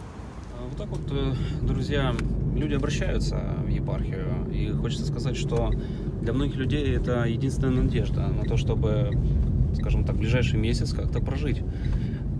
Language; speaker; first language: Russian; native; Russian